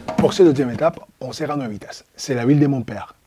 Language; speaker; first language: French; non-native, fluent; Spanish